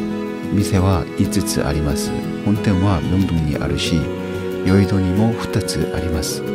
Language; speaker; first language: Japanese; non-native, learner; Korean